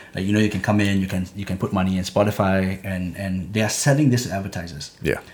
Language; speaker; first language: English; native; English